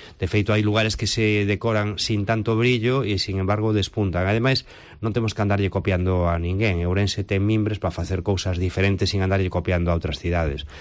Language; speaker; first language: Galician; native; Galician